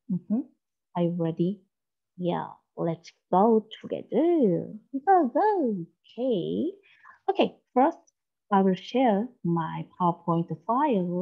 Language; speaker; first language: English; non-native, learner; Korean